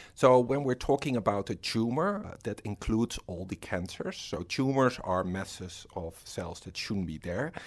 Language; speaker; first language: English; non-native, fluent; Dutch